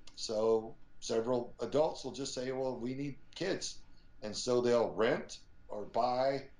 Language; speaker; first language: English; native; English